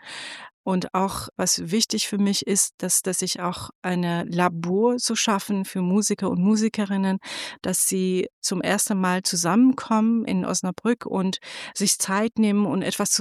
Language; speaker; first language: German; non-native, fluent; Persian